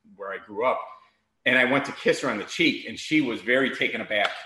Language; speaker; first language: English; native; English